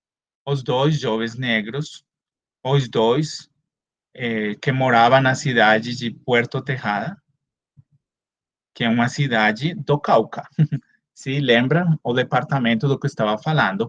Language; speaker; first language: Portuguese; non-native, fluent; Spanish